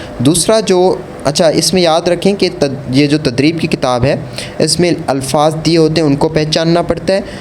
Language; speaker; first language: Urdu; native; Urdu